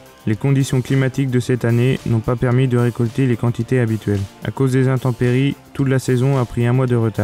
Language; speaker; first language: French; native; French